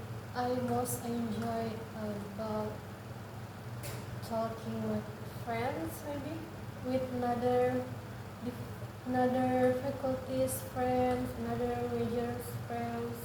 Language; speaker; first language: English; non-native, learner; Indonesian